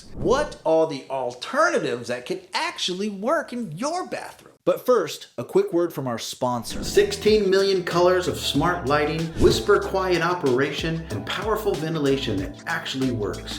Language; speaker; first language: English; native; English